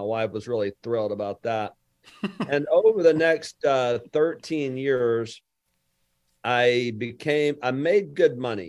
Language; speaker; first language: English; native; English